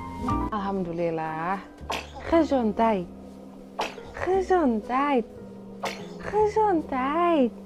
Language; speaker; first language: Dutch; non-native, learner; Indonesian